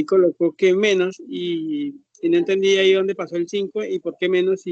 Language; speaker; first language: Spanish; native; Spanish